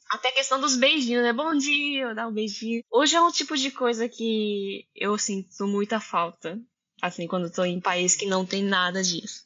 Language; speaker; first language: Portuguese; early bilingual, heritage; Japanese